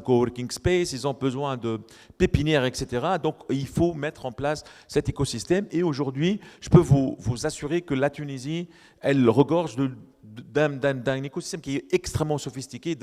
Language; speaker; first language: French; non-native, local second language; Arabic